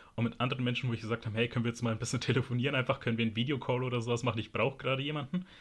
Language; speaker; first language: German; native; German